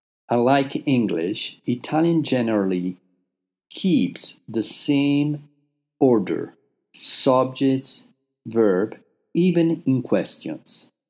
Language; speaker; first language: English; non-native, fluent; Italian